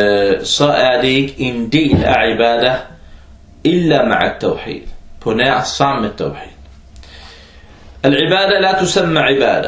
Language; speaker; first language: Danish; early bilingual, other home language; Arabic